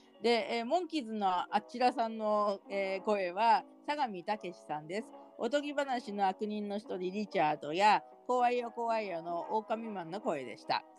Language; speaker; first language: Japanese; native; Japanese